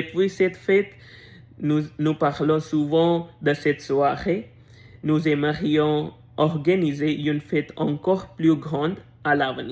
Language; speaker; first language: French; non-native, learner; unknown